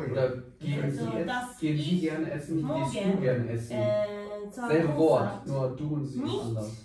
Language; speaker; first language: German; non-native, fluent; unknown